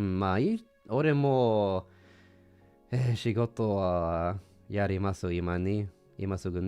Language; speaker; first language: Japanese; non-native, learner; English